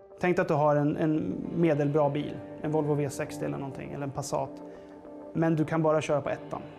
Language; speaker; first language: Swedish; native; Swedish